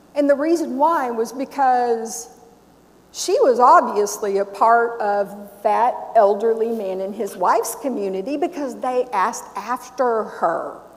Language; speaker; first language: English; native; English